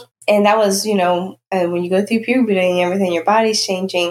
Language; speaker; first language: English; native; English